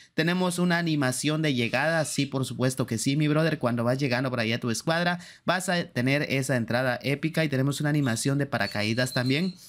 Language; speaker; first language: Spanish; native; Spanish